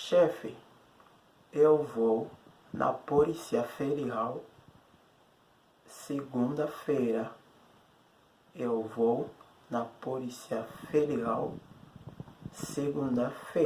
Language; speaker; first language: Portuguese; non-native, learner; Haitian Creole